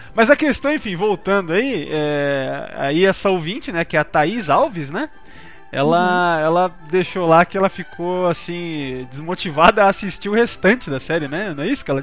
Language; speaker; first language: Portuguese; native; Portuguese